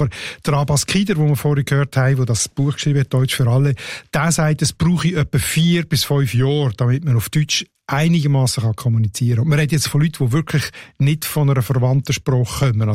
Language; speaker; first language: German; native; German